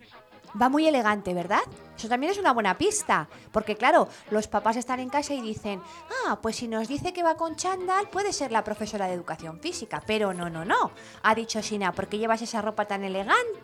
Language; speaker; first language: Spanish; native; Spanish